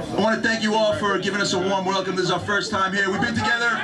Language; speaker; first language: English; native; English